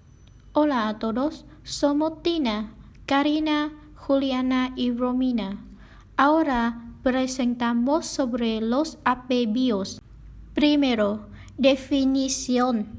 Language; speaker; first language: Spanish; non-native, learner; Vietnamese